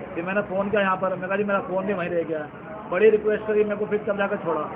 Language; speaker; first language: Hindi; native; Hindi